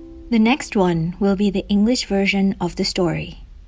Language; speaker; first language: English; non-native, fluent; Indonesian